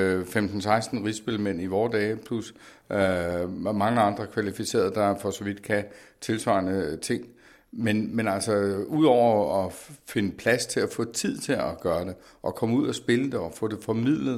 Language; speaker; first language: Danish; native; Danish